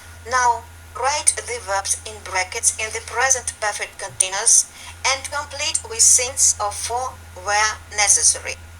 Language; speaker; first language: English; non-native, fluent; Ukrainian